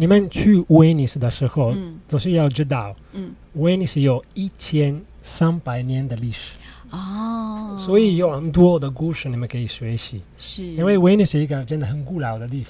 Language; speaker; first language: Chinese; non-native, learner; Italian